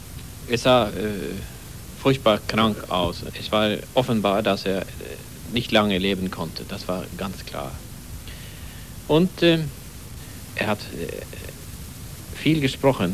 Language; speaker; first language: German; non-native, fluent; Norwegian